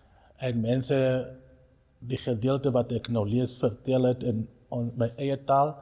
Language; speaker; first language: Afrikaans; non-native, local second language; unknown